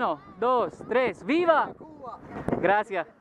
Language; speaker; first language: Spanish; non-native, learner; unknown